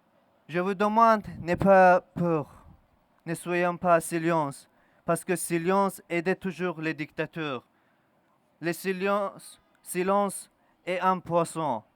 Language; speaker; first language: French; non-native, learner; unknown